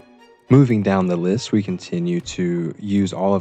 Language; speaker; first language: English; native; English